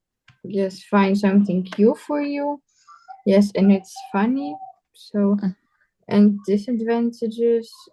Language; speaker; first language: English; non-native, learner; Russian